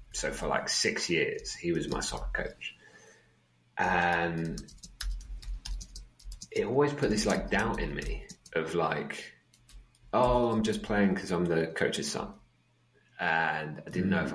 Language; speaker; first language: English; native; English